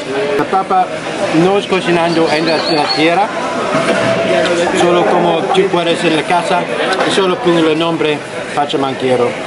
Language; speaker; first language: Spanish; non-native, learner; English